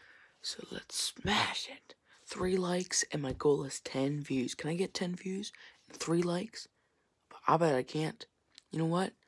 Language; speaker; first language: English; native; English